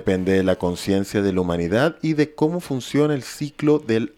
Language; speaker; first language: Spanish; native; Spanish